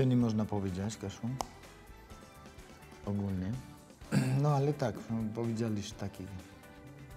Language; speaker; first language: Polish; non-native, fluent; Georgian